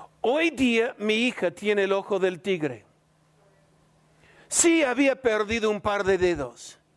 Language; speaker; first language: Spanish; non-native, fluent; English